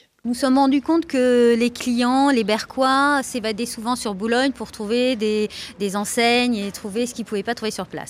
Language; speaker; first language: French; native; French